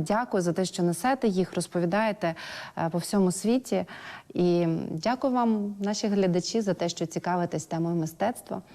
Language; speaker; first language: Ukrainian; native; Ukrainian